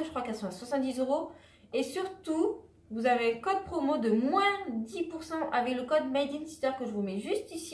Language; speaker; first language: French; native; French